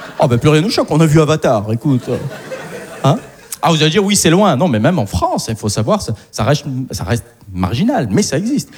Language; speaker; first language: French; early bilingual, other home language; Arabic